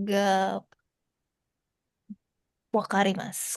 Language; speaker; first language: Japanese; non-native, learner; Indonesian